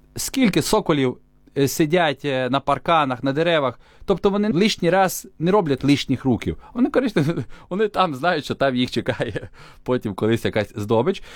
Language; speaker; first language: Ukrainian; native; Ukrainian